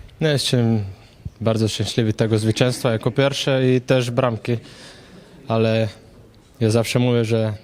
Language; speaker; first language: Polish; non-native, fluent; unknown